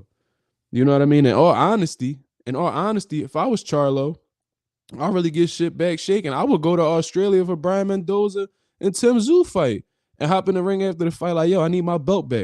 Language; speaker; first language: English; native; English